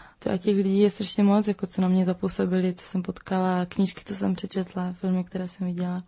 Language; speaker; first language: Czech; native; Czech